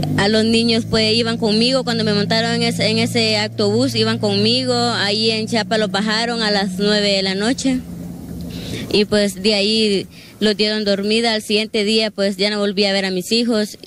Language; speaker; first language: Spanish; native; Spanish